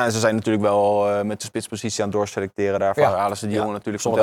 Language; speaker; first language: Dutch; native; Dutch